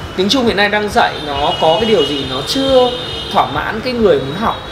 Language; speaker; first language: Vietnamese; native; Vietnamese